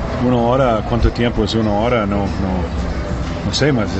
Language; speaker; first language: Spanish; non-native, learner; English